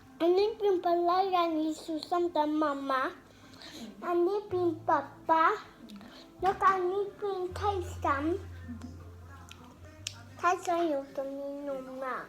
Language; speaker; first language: Thai; early bilingual, heritage; Thai